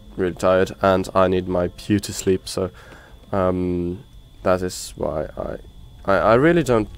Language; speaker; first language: English; non-native, fluent; Norwegian